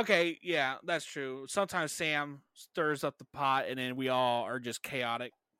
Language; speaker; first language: English; native; English